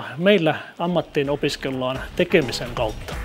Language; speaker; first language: Finnish; native; Finnish